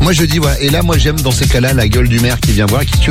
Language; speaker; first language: French; native; French